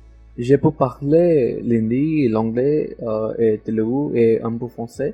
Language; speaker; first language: French; non-native, learner; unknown